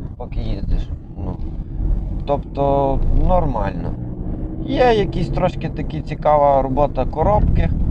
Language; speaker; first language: Ukrainian; native; Ukrainian